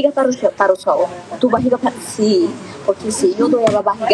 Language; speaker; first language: Spanish; non-native, learner; Portuguese